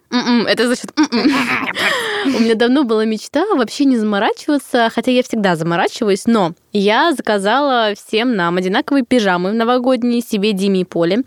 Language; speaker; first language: Russian; native; Russian